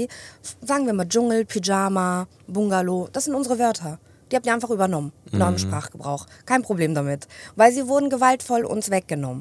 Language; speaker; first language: German; early bilingual, other home language; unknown